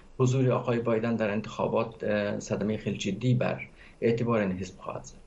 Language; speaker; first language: Persian; native; Persian